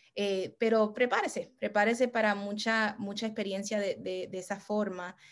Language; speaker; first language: Spanish; early bilingual, heritage; Spanish